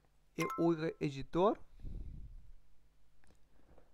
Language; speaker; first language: Portuguese; non-native, learner; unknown